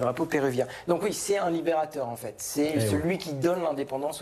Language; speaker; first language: French; native; French